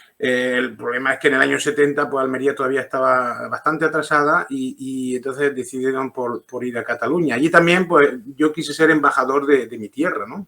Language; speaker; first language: Spanish; early bilingual, heritage; Spanish